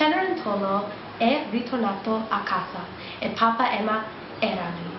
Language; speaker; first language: Italian; non-native, learner; English